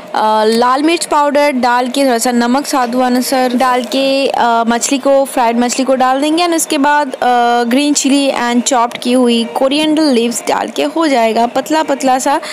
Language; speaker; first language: Hindi; non-native, local second language; Bangla